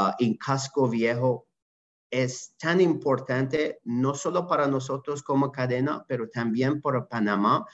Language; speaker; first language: Spanish; non-native, learner; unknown